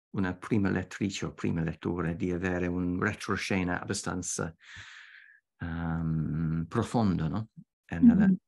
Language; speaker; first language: Italian; non-native, fluent; English